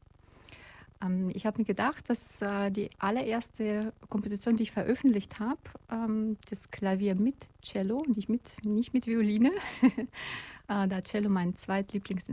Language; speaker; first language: German; non-native, fluent; Russian